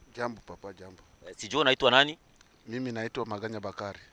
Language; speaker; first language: Swahili; native; Swahili